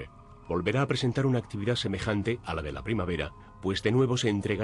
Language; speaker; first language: Spanish; native; Spanish